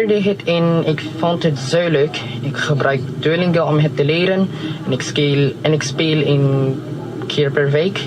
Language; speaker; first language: Dutch; non-native, learner; Filipino